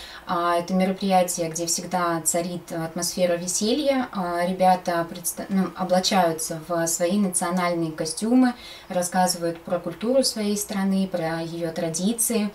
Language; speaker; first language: Russian; native; Russian